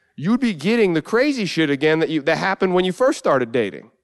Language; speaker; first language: English; native; English